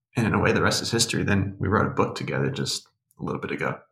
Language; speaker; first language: English; early bilingual, other home language; Portuguese